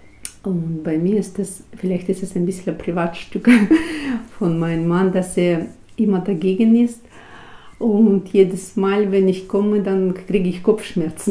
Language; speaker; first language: German; non-native, fluent; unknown